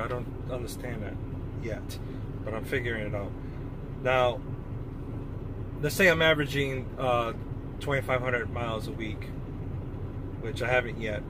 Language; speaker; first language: English; native; English